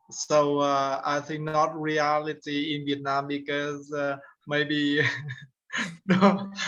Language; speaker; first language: English; non-native, learner; Vietnamese